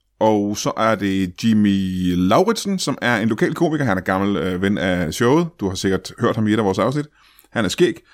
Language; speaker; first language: Danish; native; Danish